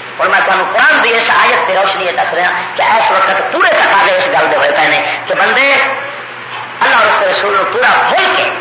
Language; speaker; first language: Urdu; non-native, local second language; Punjabi